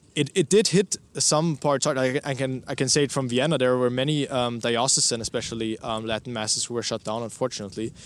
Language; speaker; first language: English; non-native, fluent; German